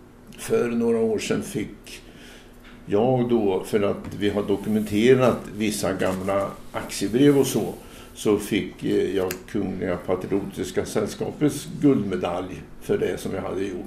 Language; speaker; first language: Swedish; native; Swedish